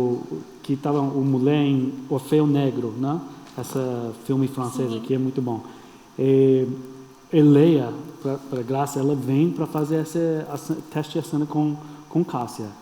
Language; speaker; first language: Portuguese; non-native, fluent; English